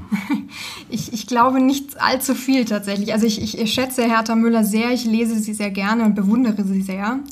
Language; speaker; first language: German; native; German